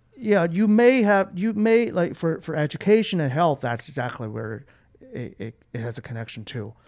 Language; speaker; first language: English; non-native, fluent; Chinese